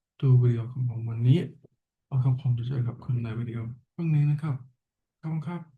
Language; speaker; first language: Thai; non-native, learner; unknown